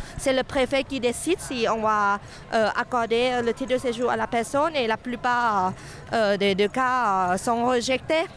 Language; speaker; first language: French; non-native, fluent; Thai